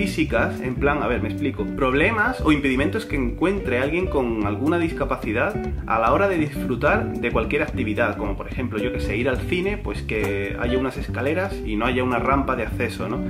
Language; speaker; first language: Spanish; native; Spanish